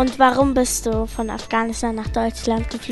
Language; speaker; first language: German; early bilingual, other home language; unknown